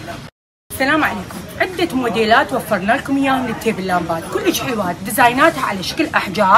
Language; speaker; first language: Arabic; native; Arabic